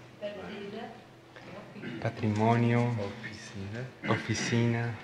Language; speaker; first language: Portuguese; non-native, learner; Spanish